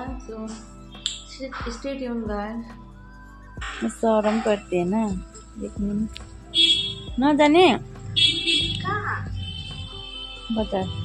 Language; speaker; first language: Hindi; non-native, local second language; Nepali